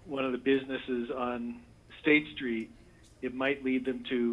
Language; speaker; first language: English; native; English